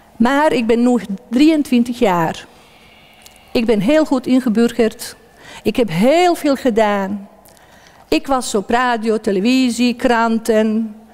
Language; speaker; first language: Dutch; non-native, fluent; Bosnian